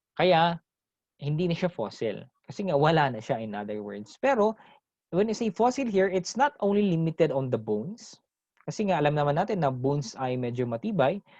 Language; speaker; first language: Filipino; non-native, local second language; Iloko